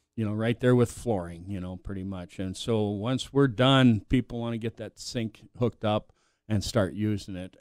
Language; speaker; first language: English; native; English